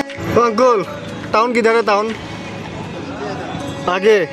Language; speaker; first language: Hindi; non-native, local second language; Assamese